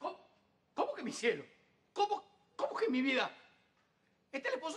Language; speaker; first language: Spanish; native; Spanish